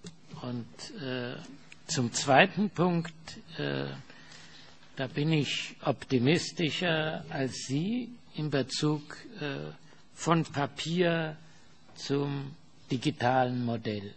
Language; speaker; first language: German; non-native, fluent; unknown